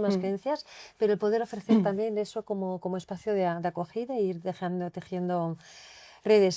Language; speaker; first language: Spanish; native; Spanish